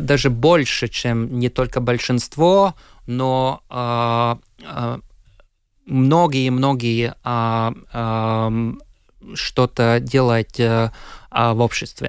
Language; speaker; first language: Russian; non-native, local second language; Latvian